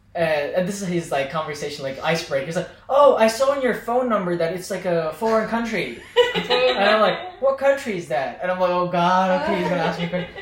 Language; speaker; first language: English; non-native, fluent; Azerbaijani